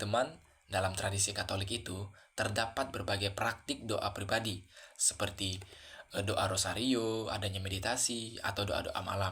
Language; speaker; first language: Indonesian; native; Indonesian